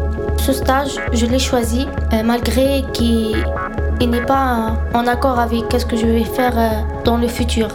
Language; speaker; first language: French; non-native, fluent; Arabic